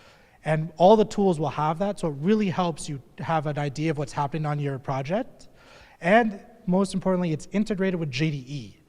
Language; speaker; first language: English; native; English